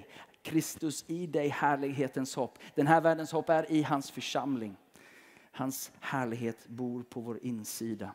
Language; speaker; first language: Swedish; native; Swedish